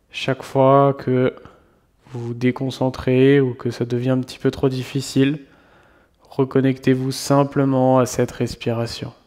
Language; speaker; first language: French; native; French